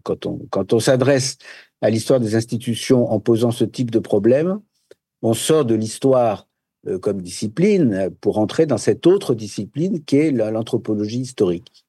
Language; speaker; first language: French; native; French